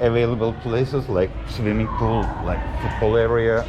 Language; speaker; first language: English; non-native, learner; Turkish